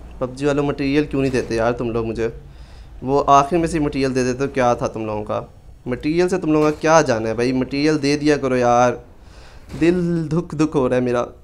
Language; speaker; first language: Hindi; native; Hindi